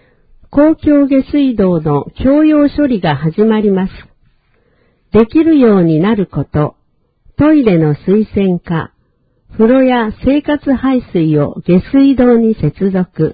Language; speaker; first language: Japanese; native; Japanese